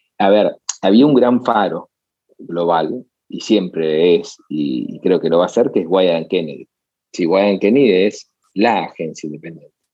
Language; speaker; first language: Spanish; native; Spanish